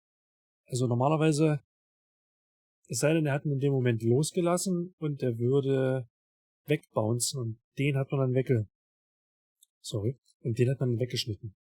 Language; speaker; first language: German; native; German